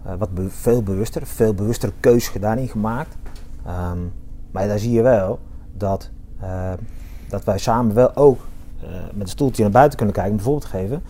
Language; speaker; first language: Dutch; native; Dutch